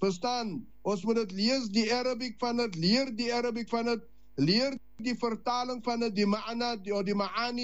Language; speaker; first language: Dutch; non-native, learner; Afrikaans